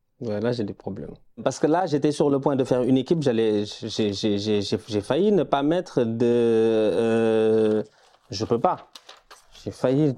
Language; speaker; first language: French; non-native, local second language; Wolof